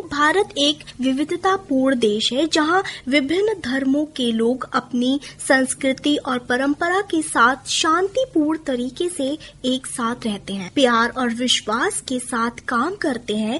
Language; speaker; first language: Hindi; native; Hindi